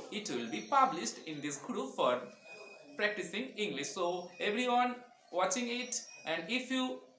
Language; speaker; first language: English; non-native, learner; Bangla